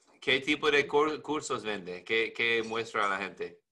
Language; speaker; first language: Spanish; non-native, learner; English